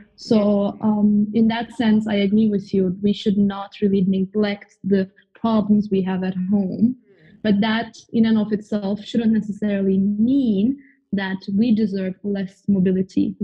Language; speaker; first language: English; non-native, fluent; Turkish